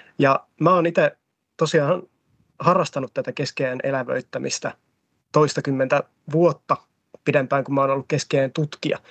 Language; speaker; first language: Finnish; native; Finnish